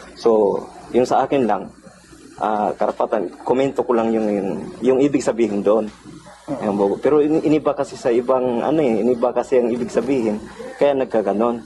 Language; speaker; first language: Filipino; non-native, local second language; Cebuano